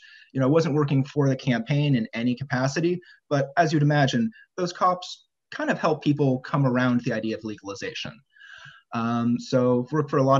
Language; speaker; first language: English; native; English